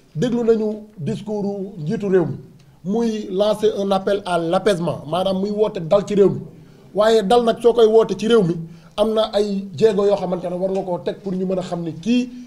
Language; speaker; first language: Wolof; native; Wolof